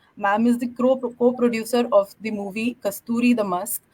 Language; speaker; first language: English; non-native, local second language; Marathi